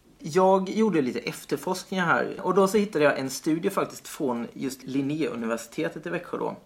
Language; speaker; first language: Swedish; native; Swedish